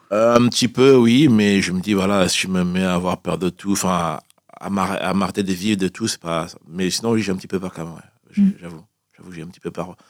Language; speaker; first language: French; early bilingual, other home language; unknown